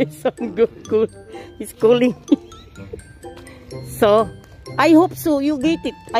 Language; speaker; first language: English; non-native, local second language; Filipino